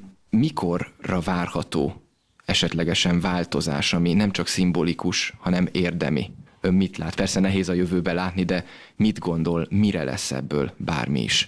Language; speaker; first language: Hungarian; native; Hungarian